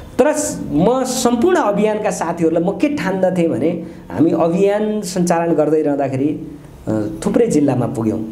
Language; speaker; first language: Nepali; native; Nepali